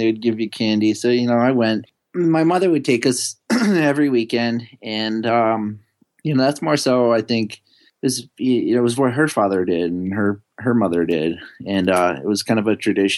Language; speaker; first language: English; native; English